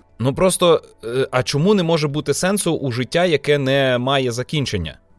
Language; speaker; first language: Ukrainian; native; Ukrainian